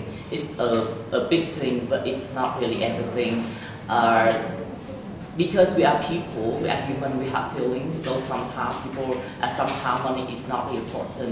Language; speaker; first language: English; non-native, learner; Vietnamese